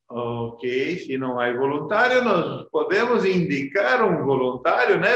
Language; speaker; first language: Portuguese; non-native, learner; Spanish